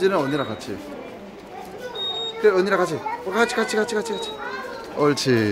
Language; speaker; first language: Korean; native; Korean